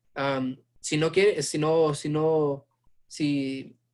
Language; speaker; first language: Spanish; early bilingual, heritage; Spanish